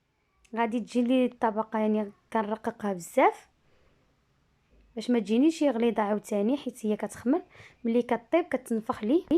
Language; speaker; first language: Arabic; native; Arabic